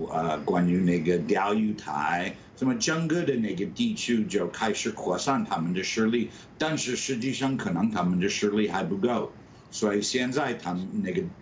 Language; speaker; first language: Chinese; non-native, fluent; English